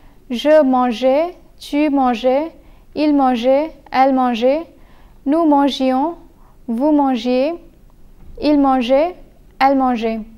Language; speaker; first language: French; non-native, fluent; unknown